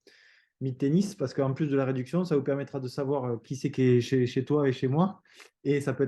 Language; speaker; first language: French; native; French